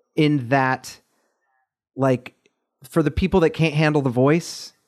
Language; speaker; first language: English; native; English